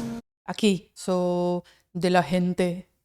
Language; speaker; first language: Spanish; native; Spanish